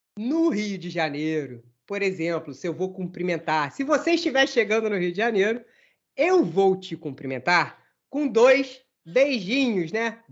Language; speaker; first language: Portuguese; native; Portuguese